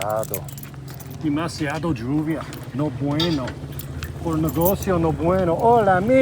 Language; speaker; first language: Spanish; non-native, learner; English